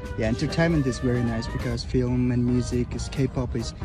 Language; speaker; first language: English; non-native, learner; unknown